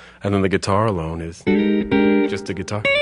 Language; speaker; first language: English; native; English